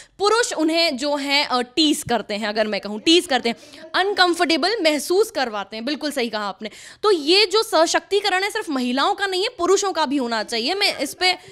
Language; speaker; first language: Hindi; native; Hindi